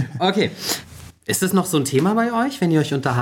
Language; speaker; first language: German; native; German